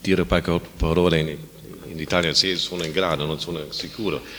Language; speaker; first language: Italian; non-native, learner; German